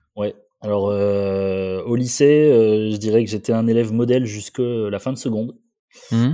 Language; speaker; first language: French; native; French